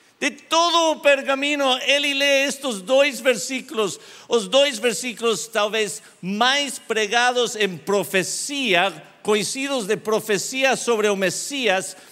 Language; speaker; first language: Portuguese; non-native, learner; English